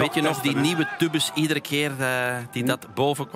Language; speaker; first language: Dutch; native; Dutch